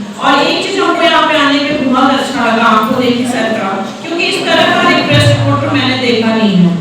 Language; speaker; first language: Hindi; native; Hindi